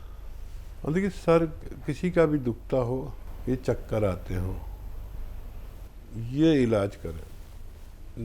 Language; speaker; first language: Hindi; native; Hindi